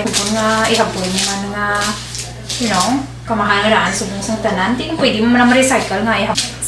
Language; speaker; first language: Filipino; non-native, local second language; Hiligaynon